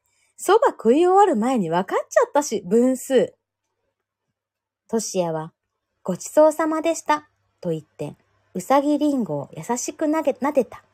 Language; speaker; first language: Japanese; native; Japanese